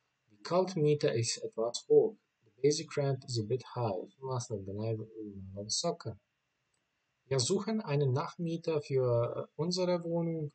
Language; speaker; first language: German; non-native, fluent; Bosnian